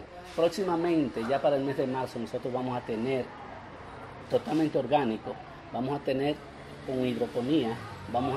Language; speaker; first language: Spanish; native; Spanish